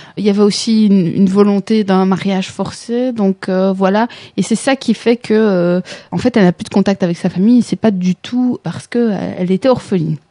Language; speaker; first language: French; native; French